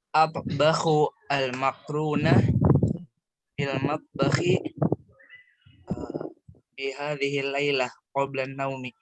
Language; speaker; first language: Arabic; non-native, learner; Indonesian